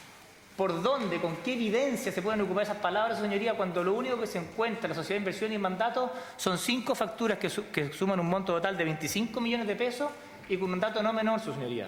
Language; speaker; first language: Spanish; native; Spanish